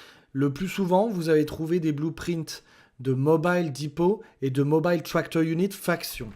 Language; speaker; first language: French; native; French